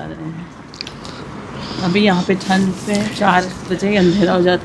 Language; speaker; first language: Hindi; native; Hindi